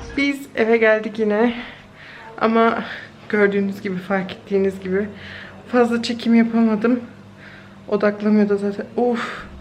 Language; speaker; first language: Turkish; early bilingual, heritage; Turkish